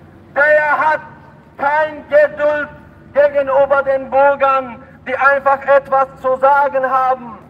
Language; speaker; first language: German; non-native, fluent; Tajik